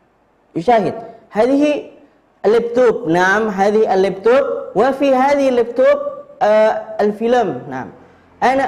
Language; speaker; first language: Arabic; non-native, fluent; Indonesian